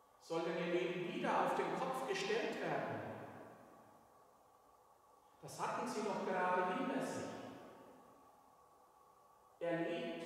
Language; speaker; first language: German; native; German